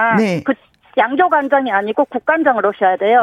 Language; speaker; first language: Korean; native; Korean